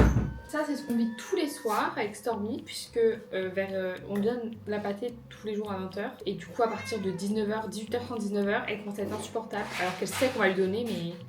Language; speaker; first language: French; native; French